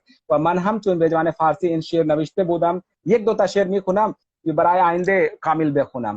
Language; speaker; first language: Persian; non-native, fluent; Hindi